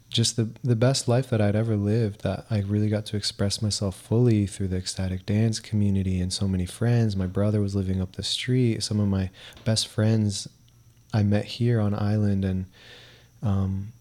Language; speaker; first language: English; early bilingual, other home language; Spanish